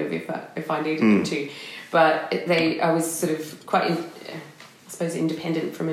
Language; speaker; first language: English; native; English